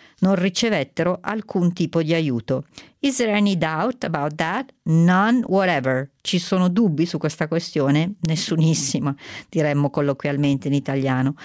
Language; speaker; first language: Italian; native; Italian